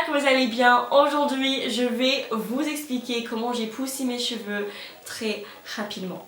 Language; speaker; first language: French; non-native, fluent; English